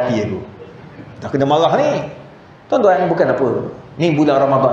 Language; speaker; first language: Malay; native; Malay